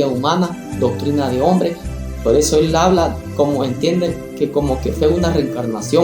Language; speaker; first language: Spanish; native; Spanish